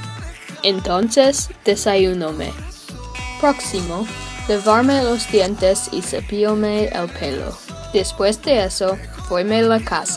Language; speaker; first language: Spanish; non-native, learner; English